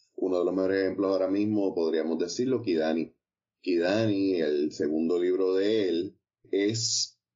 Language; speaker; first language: Spanish; native; Spanish